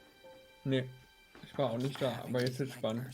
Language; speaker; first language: German; native; German